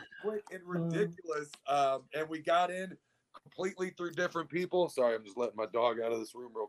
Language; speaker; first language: English; native; English